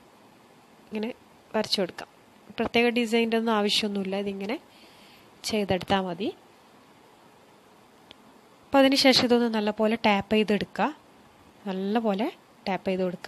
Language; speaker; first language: Malayalam; native; Malayalam